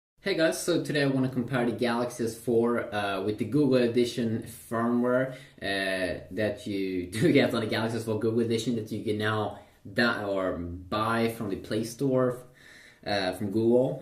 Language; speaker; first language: English; non-native, fluent; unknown